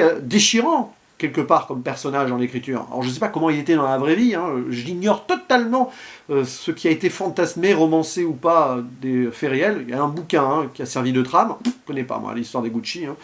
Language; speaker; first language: French; native; French